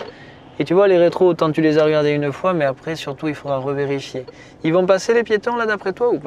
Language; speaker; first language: French; native; French